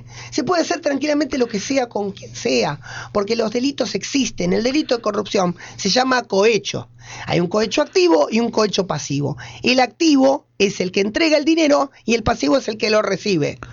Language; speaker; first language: Spanish; native; Spanish